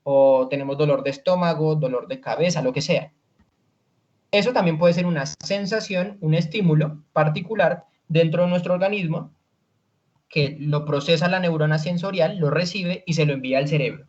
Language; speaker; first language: Spanish; native; Spanish